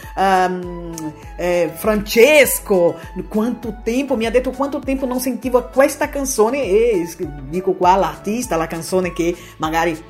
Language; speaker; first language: Italian; non-native, fluent; Portuguese